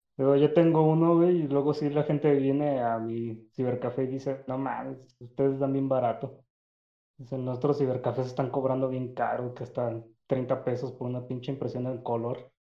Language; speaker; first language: Spanish; native; Spanish